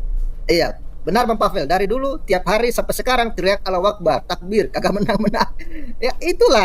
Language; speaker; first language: Indonesian; native; Indonesian